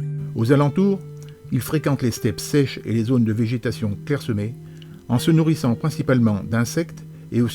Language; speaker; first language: French; native; French